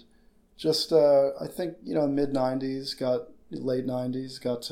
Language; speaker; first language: English; native; English